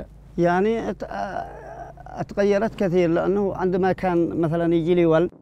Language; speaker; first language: Arabic; native; Arabic